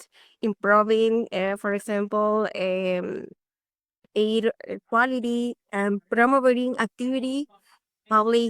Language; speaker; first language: English; non-native, learner; Spanish